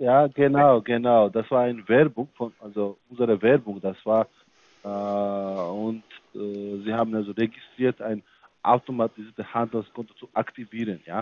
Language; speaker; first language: German; non-native, fluent; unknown